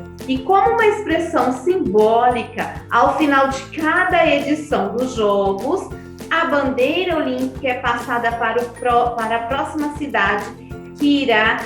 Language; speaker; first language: Portuguese; native; Portuguese